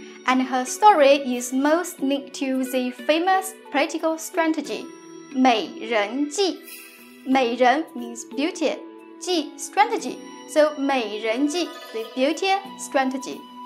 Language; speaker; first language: English; non-native, fluent; Chinese